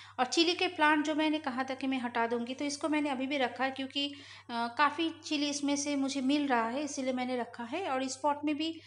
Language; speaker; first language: Hindi; non-native, local second language; Bangla